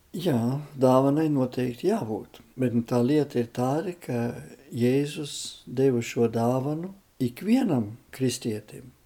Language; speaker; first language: Latvian; early bilingual, heritage; Latvian